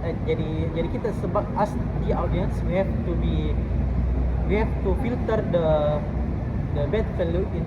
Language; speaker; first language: English; non-native, learner; Indonesian